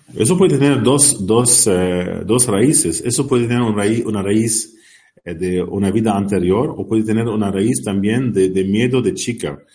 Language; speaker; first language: Spanish; non-native, learner; Arabic